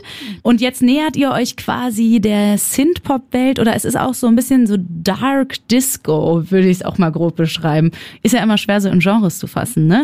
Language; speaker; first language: German; native; German